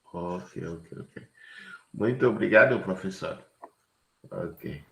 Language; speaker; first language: Portuguese; non-native, learner; Haitian Creole